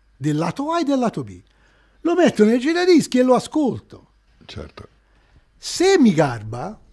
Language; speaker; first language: Italian; native; Italian